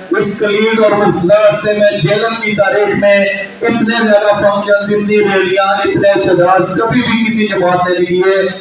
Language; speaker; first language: Urdu; non-native, local second language; Punjabi